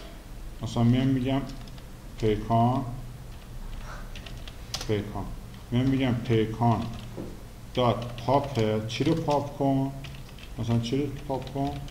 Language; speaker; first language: Persian; native; Persian